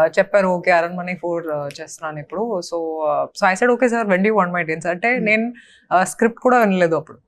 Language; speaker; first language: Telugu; non-native, fluent; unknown